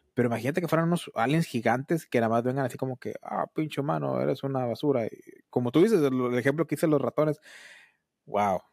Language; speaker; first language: Spanish; early bilingual, heritage; Spanish